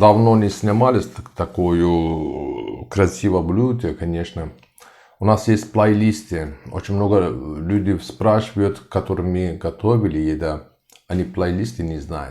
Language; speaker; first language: Russian; non-native, learner; Turkish